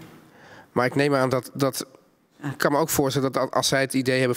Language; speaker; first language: Dutch; native; Dutch